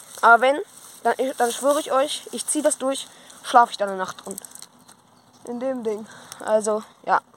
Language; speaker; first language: German; native; German